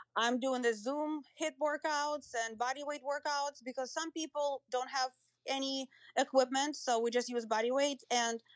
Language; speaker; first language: English; non-native, fluent; Russian